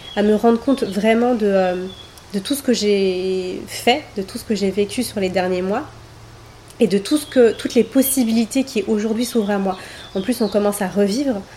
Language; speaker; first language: French; native; French